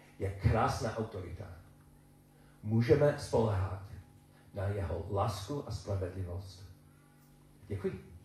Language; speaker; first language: Czech; non-native, learner; English